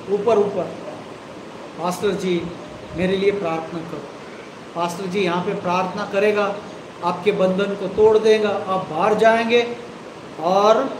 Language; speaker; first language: Hindi; non-native, local second language; Marathi